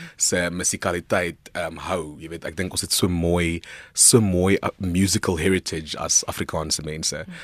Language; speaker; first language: Afrikaans; non-native, local second language; Northern Sotho